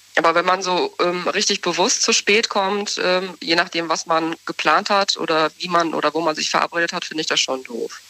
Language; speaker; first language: German; native; German